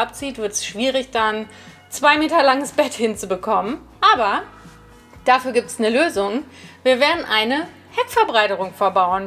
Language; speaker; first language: German; native; German